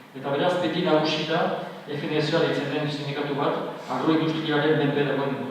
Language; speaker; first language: Basque; native; Basque